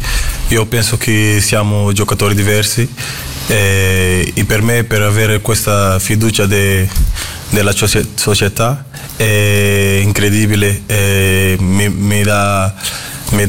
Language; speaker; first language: Italian; non-native, fluent; Portuguese